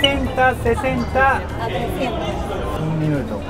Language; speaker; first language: Spanish; non-native, learner; Japanese